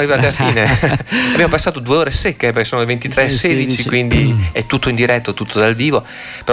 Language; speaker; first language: Italian; native; Italian